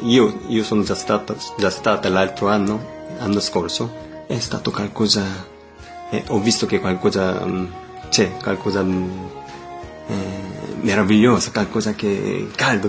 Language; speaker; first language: Italian; non-native, learner; Korean